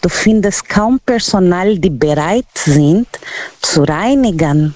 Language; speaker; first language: German; non-native, learner; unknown